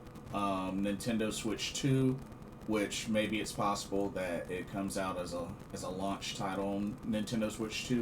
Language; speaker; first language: English; native; English